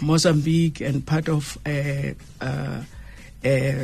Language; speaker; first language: English; non-native, local second language; Northern Sotho